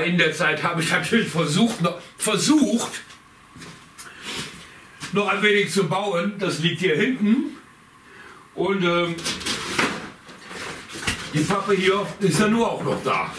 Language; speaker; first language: German; native; German